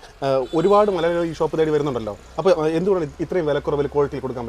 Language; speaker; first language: Malayalam; native; Malayalam